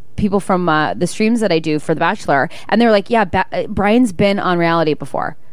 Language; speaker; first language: English; native; English